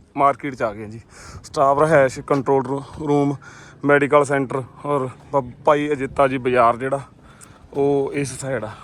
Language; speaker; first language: Punjabi; native; Punjabi